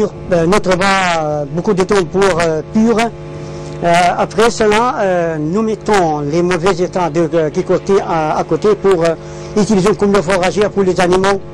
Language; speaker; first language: French; non-native, learner; Arabic